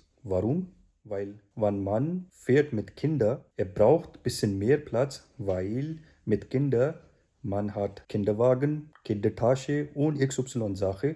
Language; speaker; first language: German; non-native, learner; Urdu